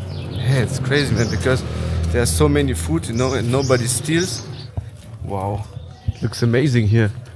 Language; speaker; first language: English; non-native, fluent; German